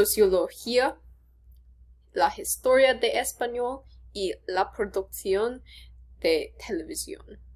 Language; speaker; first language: Spanish; non-native, learner; English